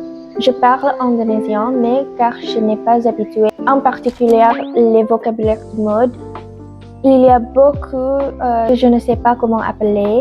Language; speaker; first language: French; non-native, learner; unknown